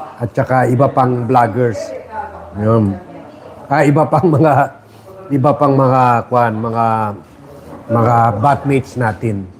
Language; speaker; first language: Filipino; non-native, local second language; Chavacano